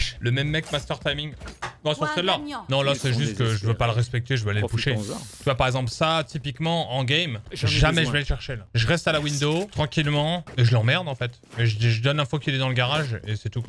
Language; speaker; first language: French; native; French